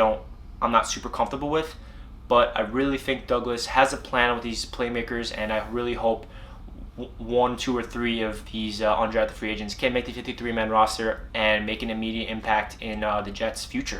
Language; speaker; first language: English; native; English